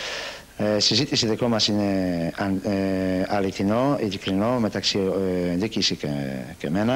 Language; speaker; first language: Greek; non-native, learner; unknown